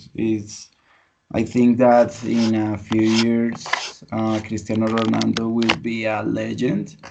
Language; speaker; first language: English; non-native, learner; Spanish